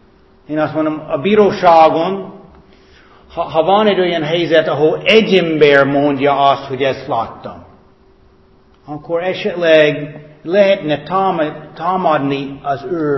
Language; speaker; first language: Hungarian; non-native, fluent; English